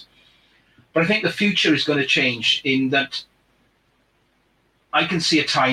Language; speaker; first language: English; native; English